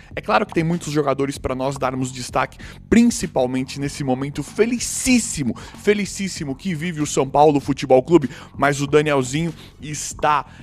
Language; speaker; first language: Portuguese; native; Portuguese